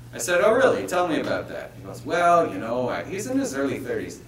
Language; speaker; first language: English; native; English